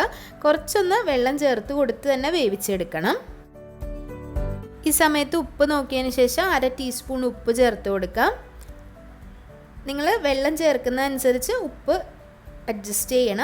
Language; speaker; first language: Malayalam; native; Malayalam